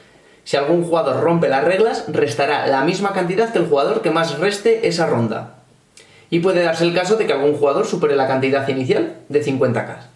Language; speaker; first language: Spanish; native; Spanish